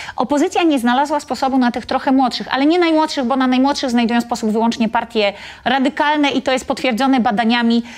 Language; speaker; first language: Polish; native; Polish